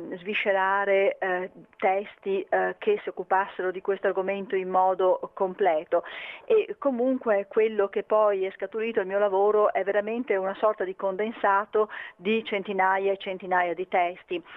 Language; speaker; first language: Italian; native; Italian